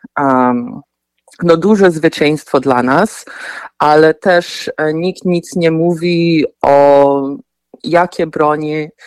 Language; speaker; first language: Polish; early bilingual, heritage; Polish